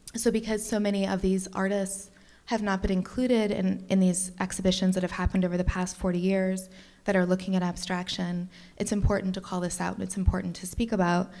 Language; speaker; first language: English; native; English